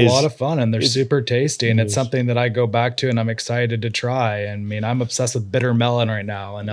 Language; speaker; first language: English; native; English